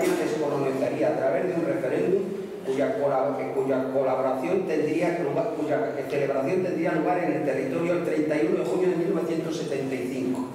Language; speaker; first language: Spanish; native; Spanish